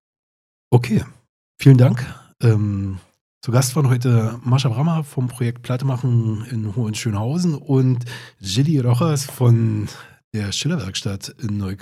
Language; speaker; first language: German; native; German